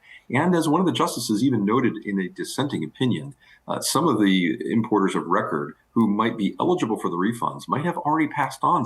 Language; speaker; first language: English; native; English